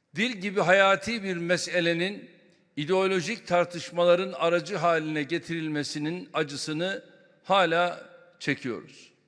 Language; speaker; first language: Turkish; native; Turkish